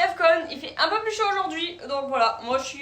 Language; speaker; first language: French; native; French